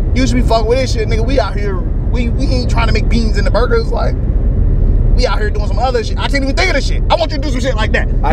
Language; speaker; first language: English; native; English